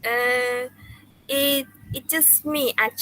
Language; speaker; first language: English; non-native, learner; Indonesian